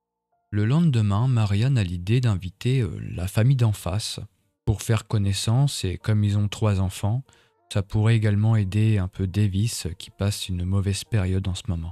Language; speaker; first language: French; native; French